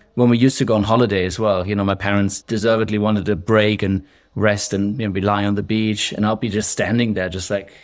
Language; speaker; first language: English; non-native, fluent; German